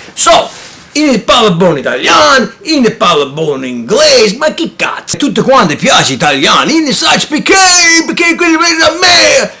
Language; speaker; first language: Italian; early bilingual, heritage; English